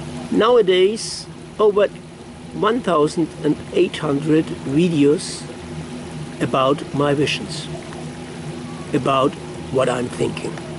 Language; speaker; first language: English; non-native, learner; German